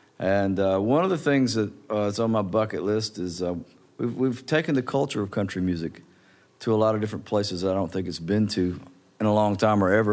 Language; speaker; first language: English; native; English